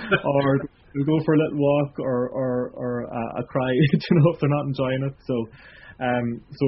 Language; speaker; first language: English; native; English